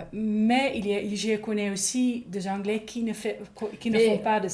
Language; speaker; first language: French; non-native, learner; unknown